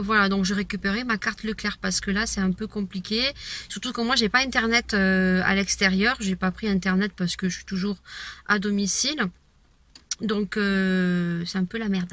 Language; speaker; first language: French; native; French